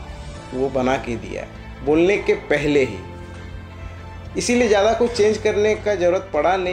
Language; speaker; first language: Hindi; non-native, local second language; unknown